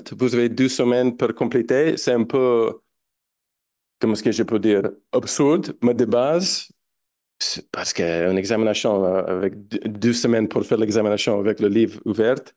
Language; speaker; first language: French; non-native, fluent; English